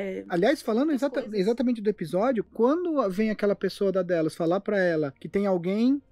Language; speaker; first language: Portuguese; native; Portuguese